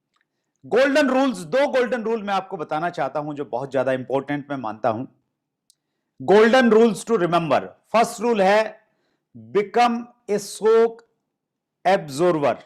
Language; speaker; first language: Hindi; native; Hindi